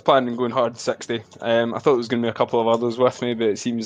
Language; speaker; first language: English; native; English